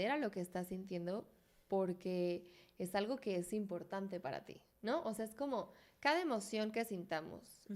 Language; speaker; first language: Spanish; native; Spanish